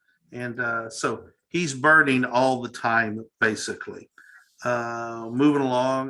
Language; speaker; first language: English; native; English